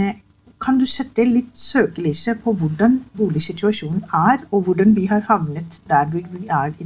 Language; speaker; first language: Norwegian; non-native, fluent; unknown